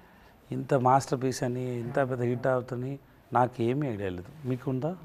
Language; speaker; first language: Telugu; non-native, learner; Tamil